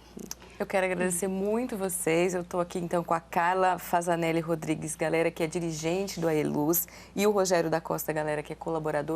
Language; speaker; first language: Portuguese; native; Portuguese